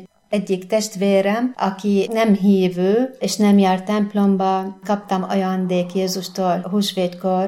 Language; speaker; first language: Hungarian; non-native, fluent; Arabic